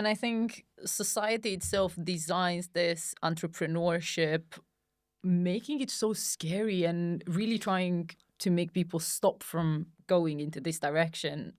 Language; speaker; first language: English; non-native, fluent; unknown